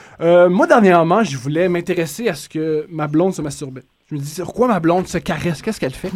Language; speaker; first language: French; native; French